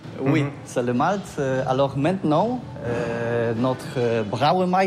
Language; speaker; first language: French; non-native, learner; Polish